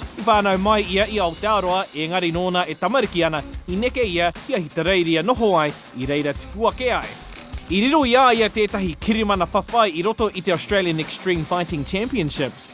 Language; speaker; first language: Māori; non-native, local second language; English